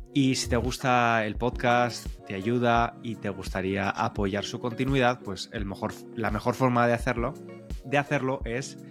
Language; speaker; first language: Spanish; native; Spanish